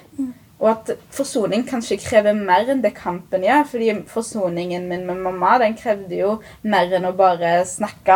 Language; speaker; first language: Norwegian; early bilingual, other home language; Arabic